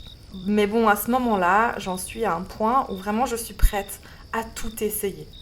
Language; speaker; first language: French; native; French